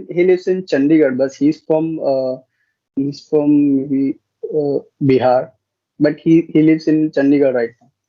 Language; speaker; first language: English; non-native, learner; Hindi